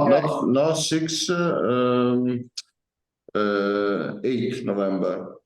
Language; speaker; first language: English; non-native, learner; Italian